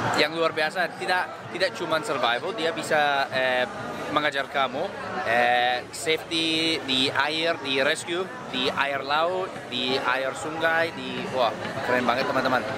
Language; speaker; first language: Indonesian; non-native, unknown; English